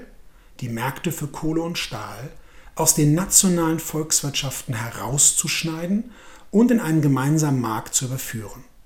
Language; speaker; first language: German; native; German